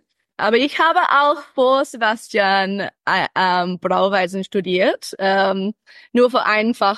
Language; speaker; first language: German; early bilingual, heritage; English